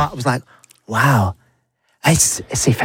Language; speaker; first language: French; non-native, learner; English